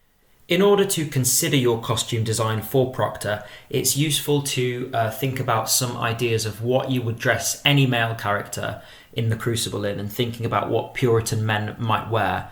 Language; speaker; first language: English; native; English